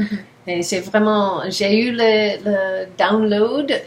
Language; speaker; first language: French; non-native, learner; English